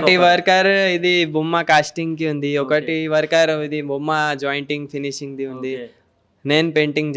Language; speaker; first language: Telugu; non-native, local second language; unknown